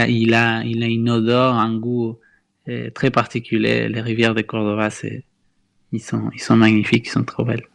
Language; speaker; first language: French; non-native, fluent; Spanish